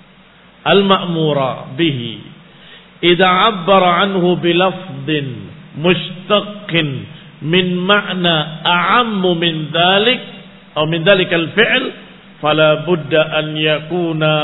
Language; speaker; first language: Arabic; non-native, fluent; Indonesian